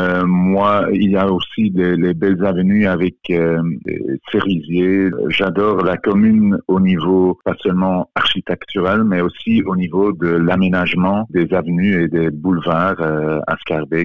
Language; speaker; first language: French; non-native, local second language; Dutch